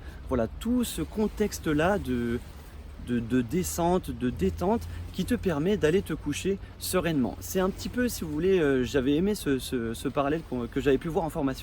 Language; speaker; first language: French; native; French